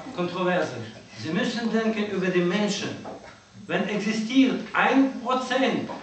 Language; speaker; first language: German; non-native, learner; Russian